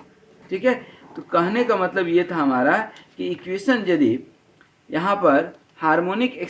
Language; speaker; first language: Hindi; native; Hindi